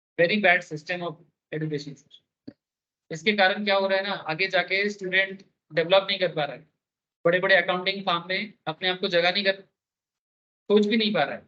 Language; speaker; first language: Hindi; non-native, local second language; Bangla